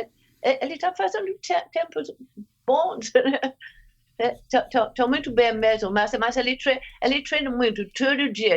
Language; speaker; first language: Portuguese; non-native, fluent; English